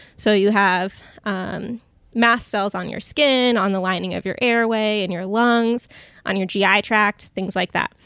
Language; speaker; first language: English; native; English